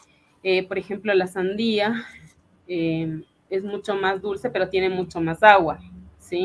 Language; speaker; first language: Spanish; native; Spanish